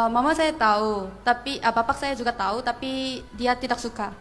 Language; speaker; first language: Indonesian; non-native, fluent; Korean